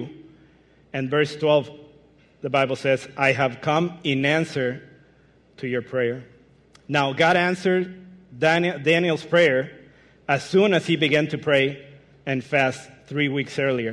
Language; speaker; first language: English; non-native, fluent; Spanish